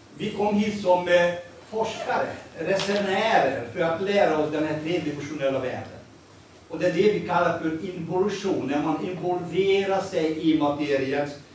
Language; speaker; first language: Swedish; non-native, fluent; Hungarian